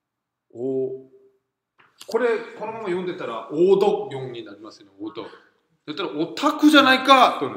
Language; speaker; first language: Japanese; non-native, fluent; Korean